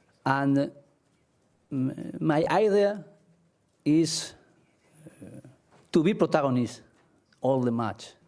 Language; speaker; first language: English; non-native, learner; Spanish